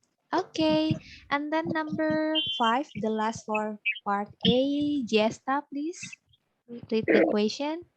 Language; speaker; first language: English; non-native, fluent; Indonesian